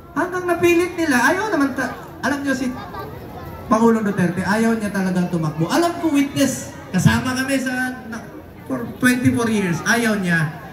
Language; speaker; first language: Filipino; non-native, local second language; Cebuano